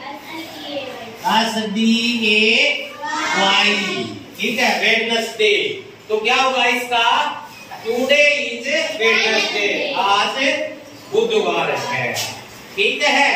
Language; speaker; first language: Hindi; native; Hindi